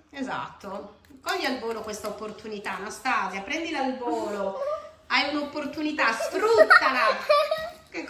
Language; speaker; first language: Italian; native; Italian